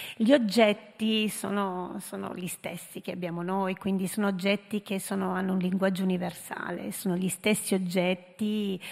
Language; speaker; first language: Italian; early bilingual, heritage; Italian